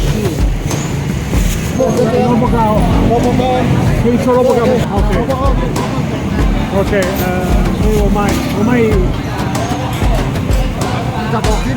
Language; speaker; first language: Chinese; non-native, fluent; Italian